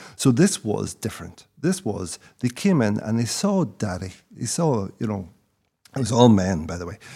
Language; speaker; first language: English; native; English